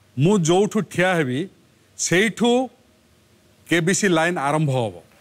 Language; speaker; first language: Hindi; non-native, local second language; Telugu